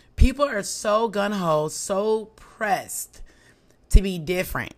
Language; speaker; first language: English; native; English